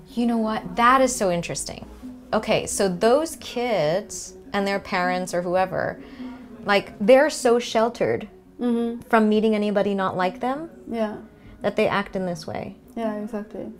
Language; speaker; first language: English; native; English